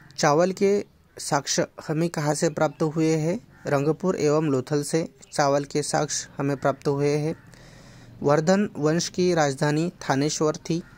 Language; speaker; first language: Hindi; non-native, local second language; Marathi